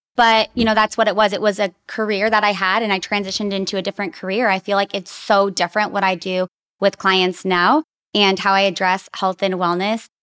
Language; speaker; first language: English; native; English